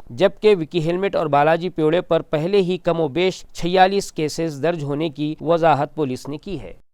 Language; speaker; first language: Urdu; native; Urdu